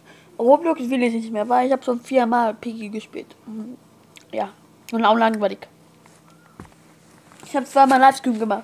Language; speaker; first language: German; non-native, learner; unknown